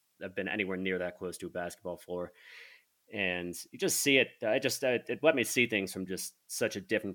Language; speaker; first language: English; native; English